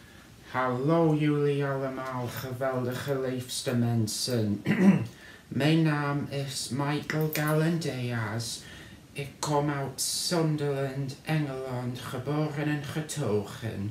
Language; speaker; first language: Dutch; non-native, learner; English